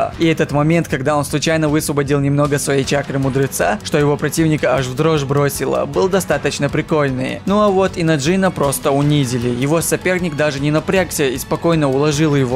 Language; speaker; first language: Russian; native; Russian